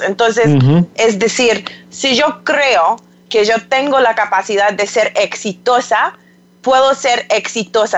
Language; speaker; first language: Spanish; non-native, fluent; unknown